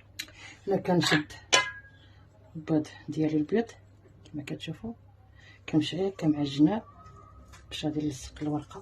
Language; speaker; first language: Arabic; native; Arabic